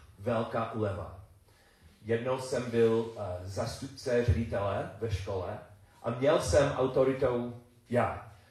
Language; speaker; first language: Czech; non-native, learner; English